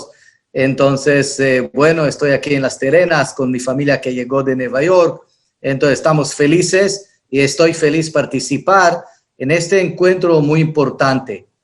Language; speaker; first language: Spanish; non-native, fluent; Hebrew